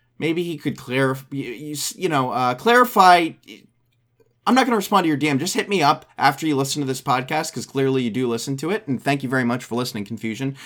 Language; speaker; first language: English; native; English